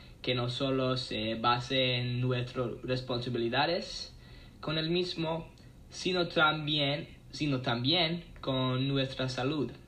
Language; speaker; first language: Spanish; non-native, learner; English